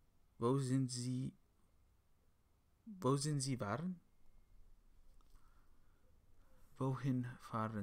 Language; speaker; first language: German; non-native, learner; English